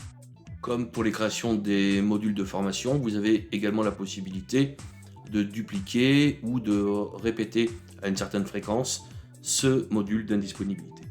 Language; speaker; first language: French; native; French